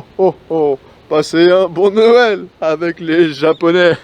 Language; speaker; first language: French; native; French